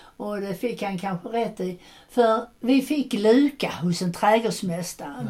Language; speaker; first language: Swedish; native; Swedish